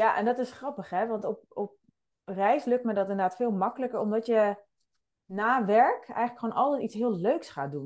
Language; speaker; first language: Dutch; native; Dutch